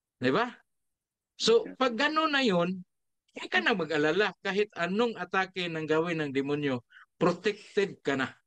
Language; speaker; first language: Filipino; non-native, local second language; Cebuano